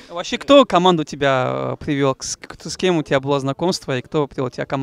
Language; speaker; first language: Russian; native; Russian